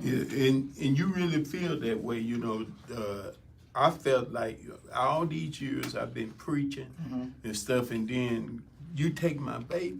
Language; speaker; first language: English; native; English